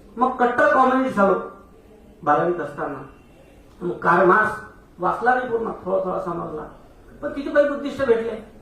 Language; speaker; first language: Marathi; non-native, local second language; Hindi